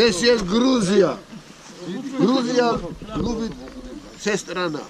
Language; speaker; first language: Russian; non-native, learner; Georgian